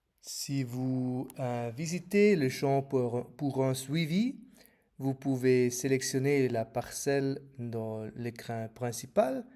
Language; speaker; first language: French; non-native, learner; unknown